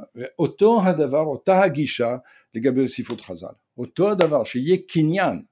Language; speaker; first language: Hebrew; non-native, fluent; French